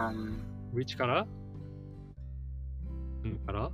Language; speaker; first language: Japanese; native; Japanese